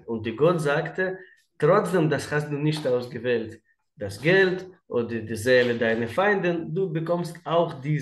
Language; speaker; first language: German; non-native, learner; Russian